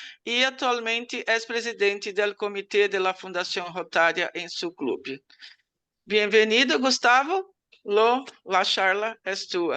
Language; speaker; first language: Portuguese; non-native, learner; Spanish